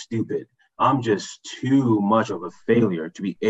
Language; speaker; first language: English; early bilingual, other home language; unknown